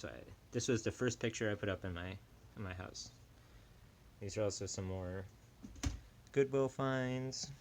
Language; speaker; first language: English; native; English